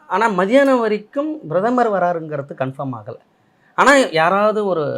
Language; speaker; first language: Tamil; native; Tamil